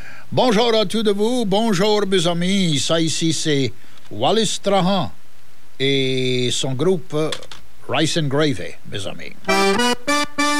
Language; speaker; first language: French; early bilingual, heritage; French